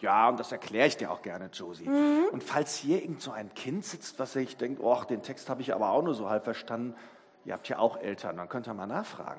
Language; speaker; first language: German; native; German